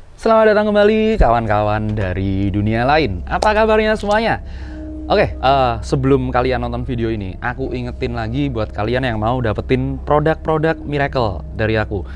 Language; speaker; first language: Indonesian; native; Indonesian